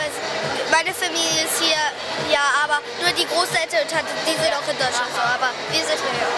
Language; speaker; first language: German; early bilingual, heritage; German